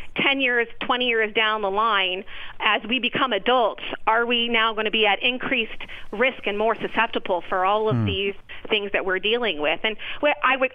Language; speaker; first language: English; native; English